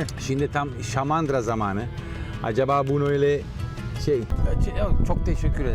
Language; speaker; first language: Turkish; non-native, learner; Italian